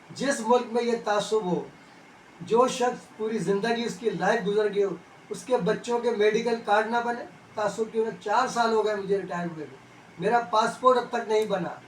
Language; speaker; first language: Urdu; native; Urdu